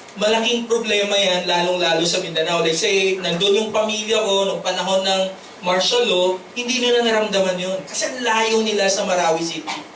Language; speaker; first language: Filipino; non-native, local second language; Cebuano